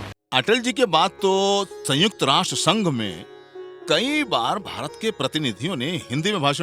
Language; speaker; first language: Hindi; native; Hindi